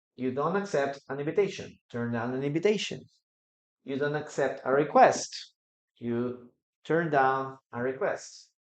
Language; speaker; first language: English; non-native, fluent; Spanish